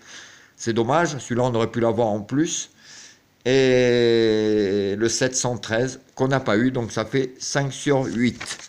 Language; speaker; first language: French; native; French